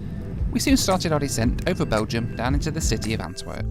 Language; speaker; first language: English; native; English